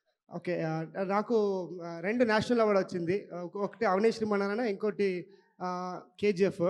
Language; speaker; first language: Telugu; non-native, local second language; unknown